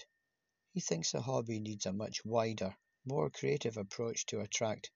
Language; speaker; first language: English; native; English